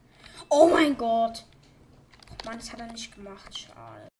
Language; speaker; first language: German; native; German